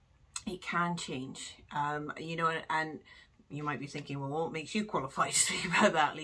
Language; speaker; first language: English; native; English